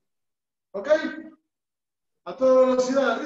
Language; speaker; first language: Spanish; native; Spanish